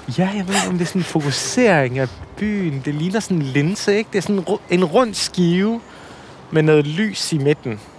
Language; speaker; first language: Danish; early bilingual, other home language; Assyrian Neo-Aramaic